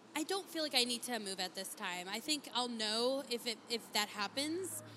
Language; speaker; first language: English; native; English